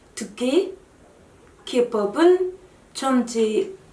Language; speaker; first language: Korean; non-native, learner; French